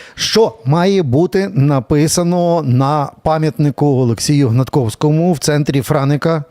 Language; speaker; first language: Ukrainian; native; Ukrainian